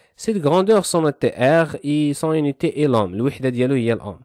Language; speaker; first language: French; non-native, local second language; Arabic